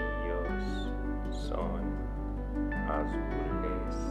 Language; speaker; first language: Spanish; non-native, learner; English